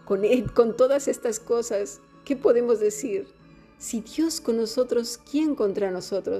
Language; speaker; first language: Spanish; native; Spanish